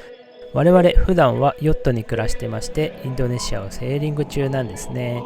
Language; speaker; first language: Japanese; native; Japanese